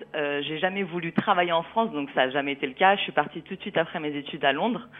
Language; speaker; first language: French; native; French